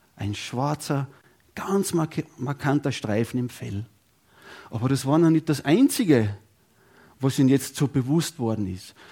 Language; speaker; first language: German; native; German